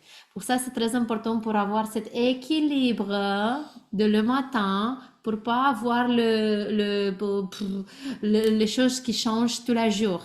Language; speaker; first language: French; non-native, learner; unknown